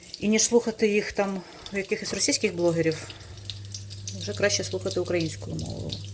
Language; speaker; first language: Ukrainian; non-native, local second language; Russian